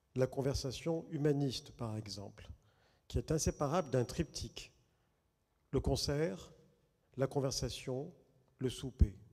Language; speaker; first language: French; native; French